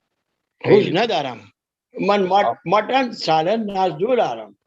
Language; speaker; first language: Persian; non-native, learner; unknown